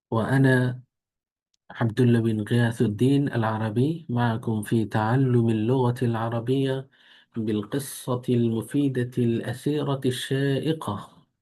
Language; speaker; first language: Arabic; non-native, fluent; Bangla